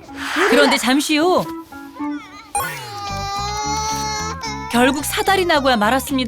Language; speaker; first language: Korean; native; Korean